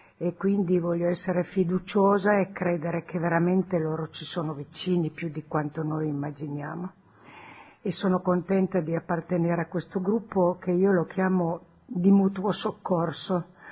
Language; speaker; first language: Italian; native; Italian